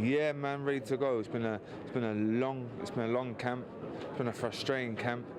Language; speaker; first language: English; native; English